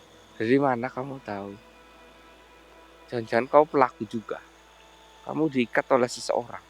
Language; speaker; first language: Indonesian; native; Indonesian